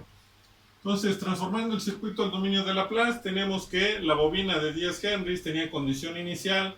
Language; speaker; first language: Spanish; native; Spanish